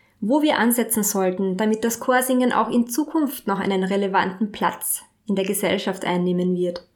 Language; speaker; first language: German; native; German